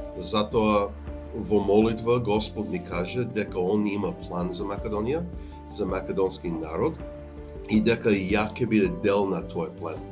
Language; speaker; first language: Macedonian; non-native, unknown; English